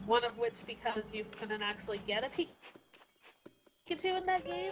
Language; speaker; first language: English; native; English